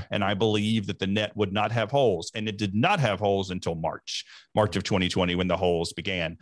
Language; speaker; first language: English; native; English